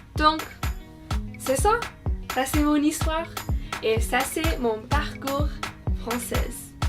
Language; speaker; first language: French; non-native, fluent; English